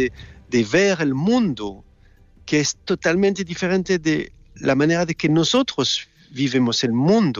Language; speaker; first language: Spanish; non-native, learner; French